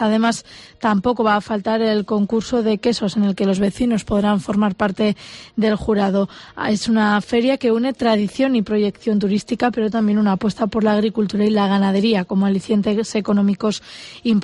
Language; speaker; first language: Spanish; native; Spanish